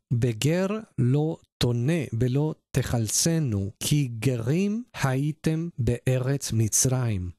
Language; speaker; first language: Hebrew; non-native, learner; Spanish